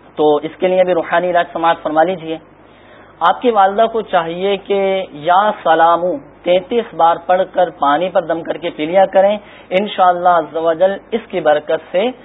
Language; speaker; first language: Urdu; native; Urdu